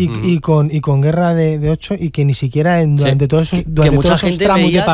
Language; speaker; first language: Spanish; native; Spanish